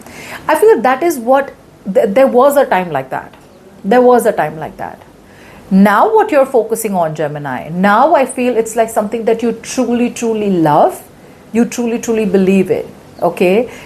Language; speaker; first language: English; non-native, local second language; Hindi